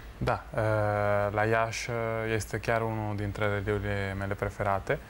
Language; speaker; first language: Romanian; non-native, fluent; Italian